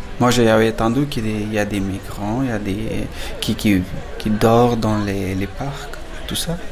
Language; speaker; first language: French; non-native, fluent; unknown